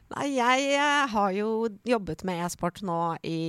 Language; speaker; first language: Norwegian; early bilingual, other home language; Persian